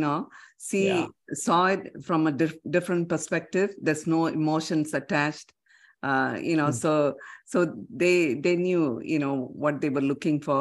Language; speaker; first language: English; non-native, local second language; Tamil